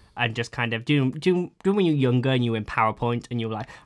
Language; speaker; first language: English; native; English